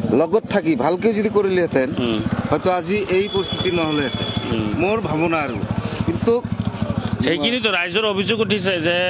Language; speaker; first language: Assamese; non-native, local second language; Bangla